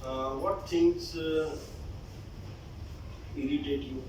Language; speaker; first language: English; non-native, local second language; Gujarati